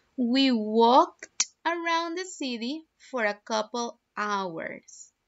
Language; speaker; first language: English; non-native, fluent; Spanish